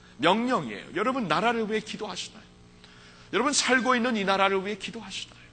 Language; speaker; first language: Korean; early bilingual, heritage; Korean